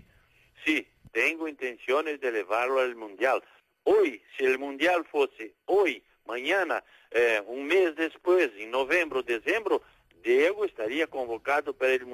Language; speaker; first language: Spanish; non-native, fluent; Portuguese